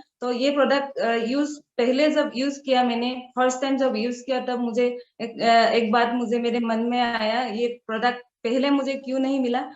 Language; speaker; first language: Hindi; non-native, local second language; Assamese